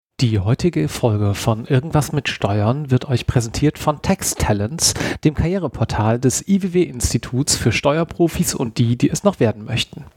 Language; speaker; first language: German; native; German